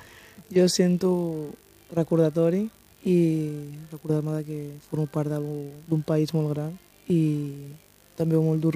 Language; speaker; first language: Catalan; early bilingual, other home language; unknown